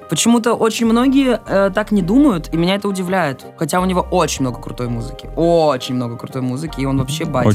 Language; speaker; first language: Russian; native; Russian